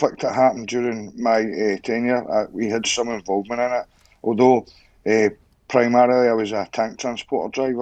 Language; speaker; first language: English; native; English